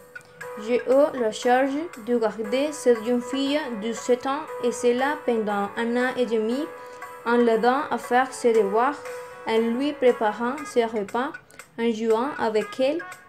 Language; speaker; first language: French; non-native, learner; Spanish